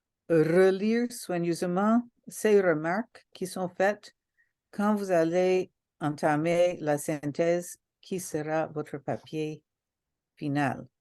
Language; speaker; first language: French; non-native, local second language; Haitian Creole